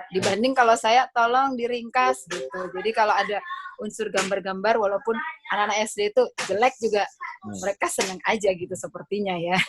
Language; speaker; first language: Indonesian; native; Indonesian